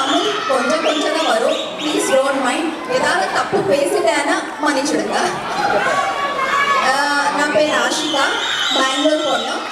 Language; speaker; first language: Tamil; non-native, learner; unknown